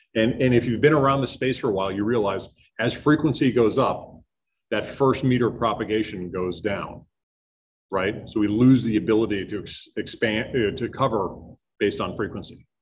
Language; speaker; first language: English; native; English